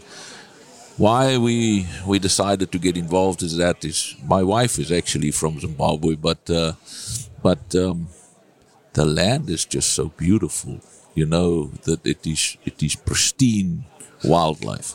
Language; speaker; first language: English; non-native, local second language; Afrikaans